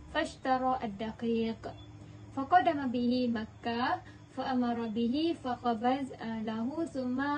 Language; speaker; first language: Arabic; non-native, learner; Malay